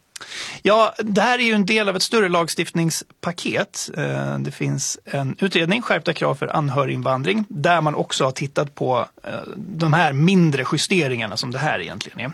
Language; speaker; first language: Swedish; native; Swedish